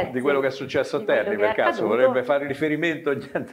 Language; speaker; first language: Italian; native; Italian